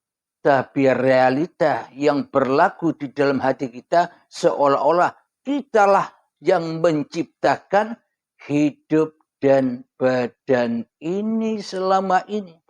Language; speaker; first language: Indonesian; non-native, local second language; Javanese